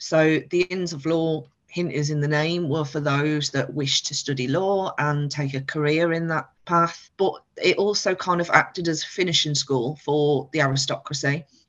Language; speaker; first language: English; native; English